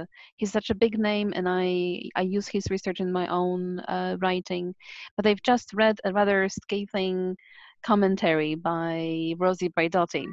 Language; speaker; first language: English; non-native, fluent; Polish